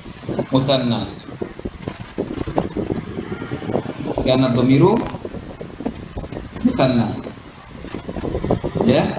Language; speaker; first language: Arabic; non-native, fluent; Malay